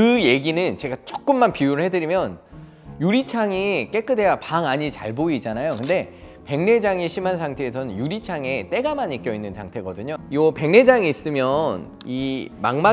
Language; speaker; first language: Korean; native; Korean